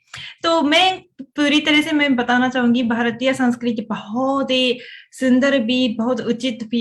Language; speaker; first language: Hindi; non-native, fluent; Japanese